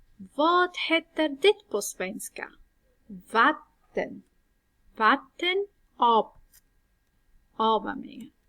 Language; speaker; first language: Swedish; non-native, fluent; Persian